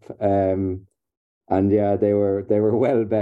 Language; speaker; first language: English; native; English